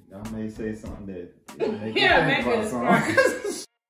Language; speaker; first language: English; native; English